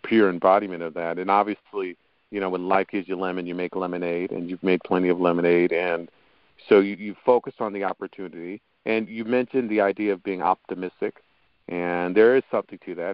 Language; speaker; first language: English; native; English